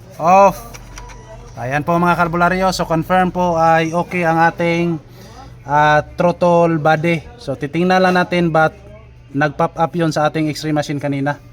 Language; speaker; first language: Filipino; non-native, local second language; Cebuano